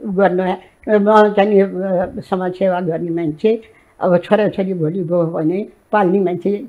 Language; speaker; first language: Nepali; native; Nepali